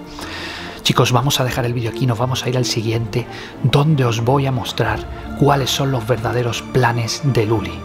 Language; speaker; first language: Spanish; native; Spanish